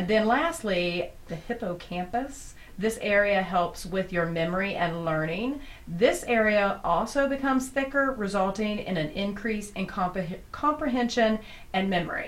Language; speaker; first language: English; native; English